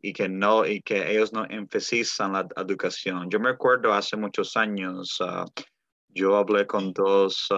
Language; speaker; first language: Spanish; early bilingual, heritage; Spanish